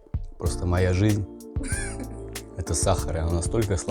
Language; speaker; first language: Russian; native; Russian